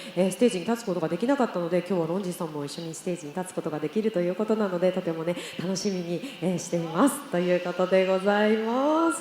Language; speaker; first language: Japanese; native; Japanese